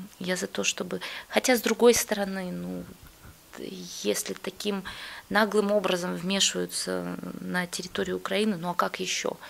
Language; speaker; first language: Russian; native; Russian